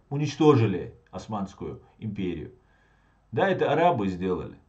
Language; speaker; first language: Russian; non-native, local second language; Chechen